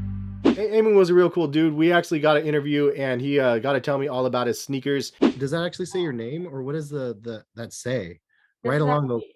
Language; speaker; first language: English; native; English